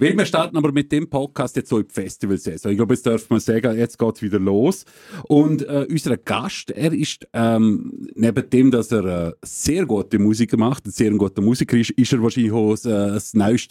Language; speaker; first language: German; native; German